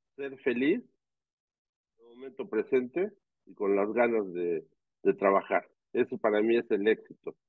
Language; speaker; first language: Spanish; native; Spanish